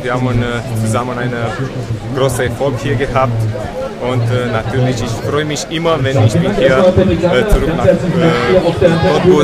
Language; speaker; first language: German; non-native, fluent; Romanian